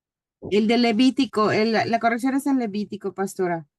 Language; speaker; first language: Spanish; native; Spanish